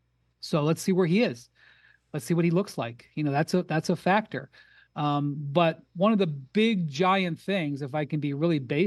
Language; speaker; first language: English; native; English